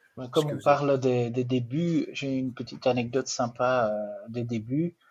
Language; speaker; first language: French; non-native, local second language; Dutch